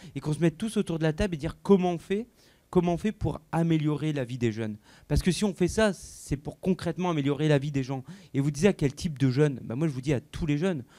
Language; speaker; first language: French; native; French